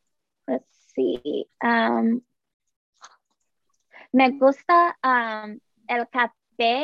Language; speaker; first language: Spanish; non-native, learner; English